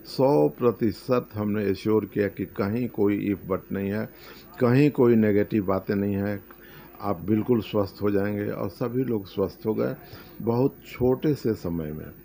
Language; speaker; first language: Hindi; native; Hindi